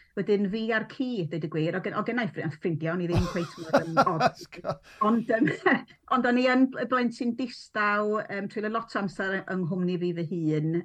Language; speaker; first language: Welsh; non-native, local second language; English